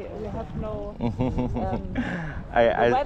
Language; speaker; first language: English; non-native, learner; German